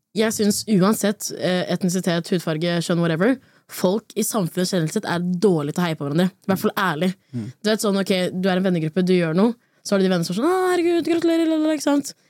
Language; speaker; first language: Norwegian; early bilingual, other home language; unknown